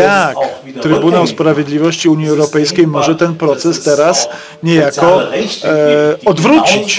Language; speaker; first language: Polish; native; Polish